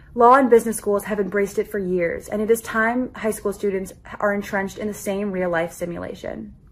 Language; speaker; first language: English; native; English